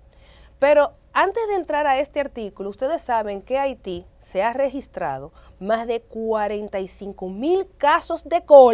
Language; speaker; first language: Spanish; native; Spanish